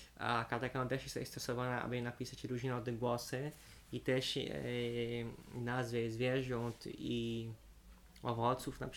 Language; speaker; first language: Polish; non-native, fluent; Portuguese